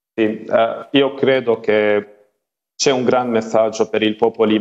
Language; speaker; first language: Italian; non-native, fluent; Arabic